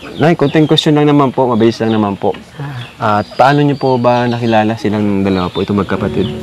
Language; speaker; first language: Filipino; native; Filipino